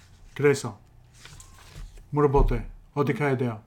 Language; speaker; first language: Korean; non-native, fluent; English